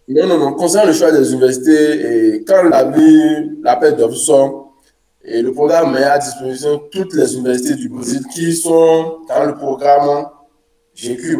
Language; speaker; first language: French; non-native, local second language; Fon